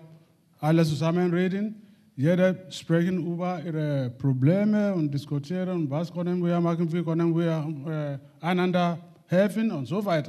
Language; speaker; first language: German; non-native, learner; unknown